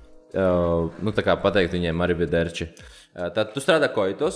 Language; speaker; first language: Latvian; native; Latvian